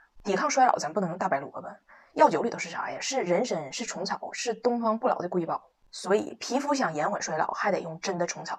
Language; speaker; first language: Chinese; native; Chinese